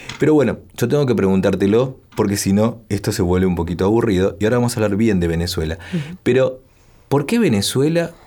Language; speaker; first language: Spanish; native; Spanish